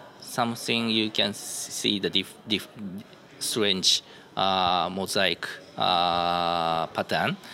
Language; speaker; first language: English; non-native, learner; Japanese